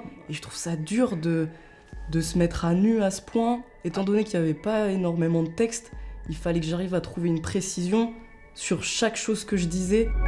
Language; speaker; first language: French; native; French